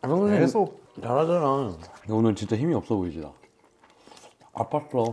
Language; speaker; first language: Korean; native; Korean